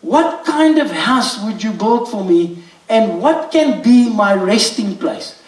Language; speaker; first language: English; non-native, local second language; Afrikaans